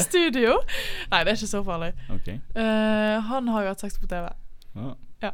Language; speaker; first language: Norwegian; native; Norwegian